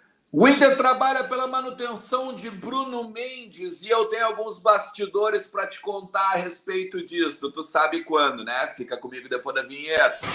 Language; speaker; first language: Portuguese; native; Portuguese